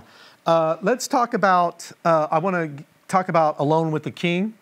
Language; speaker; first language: English; native; English